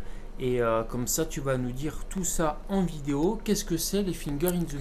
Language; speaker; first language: French; native; French